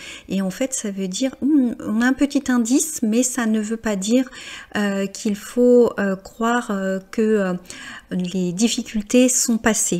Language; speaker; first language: French; native; French